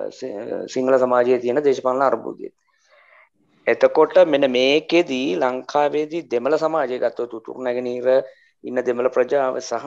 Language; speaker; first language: Sinhala; native; Sinhala